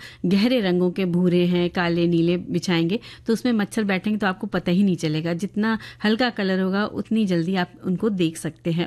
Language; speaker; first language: Hindi; native; Hindi